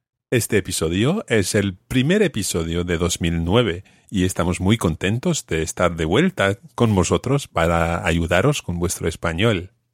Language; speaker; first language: Spanish; non-native, fluent; English